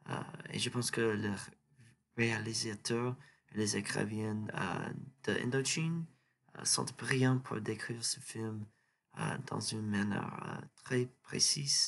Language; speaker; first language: French; non-native, learner; English